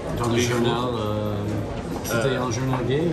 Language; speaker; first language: French; non-native, fluent; English